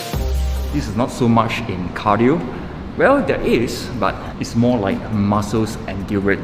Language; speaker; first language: English; non-native, local second language; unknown